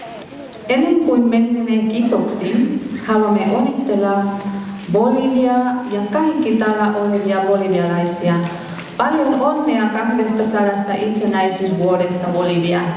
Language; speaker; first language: Finnish; non-native, fluent; Spanish